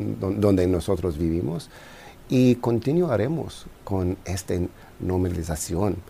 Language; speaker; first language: Spanish; non-native, fluent; English